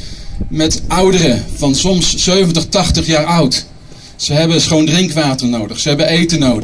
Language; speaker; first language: Dutch; native; Dutch